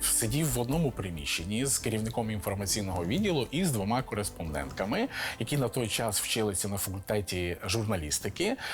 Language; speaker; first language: Ukrainian; non-native, local second language; Hungarian